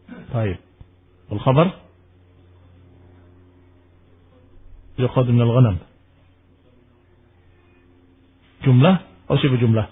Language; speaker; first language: Arabic; non-native, fluent; Indonesian